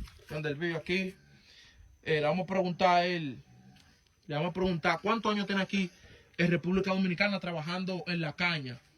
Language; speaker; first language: Spanish; native; Spanish